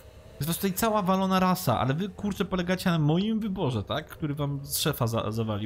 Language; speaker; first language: Polish; native; Polish